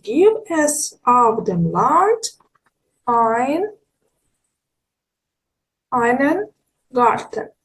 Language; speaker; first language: German; non-native, learner; Ukrainian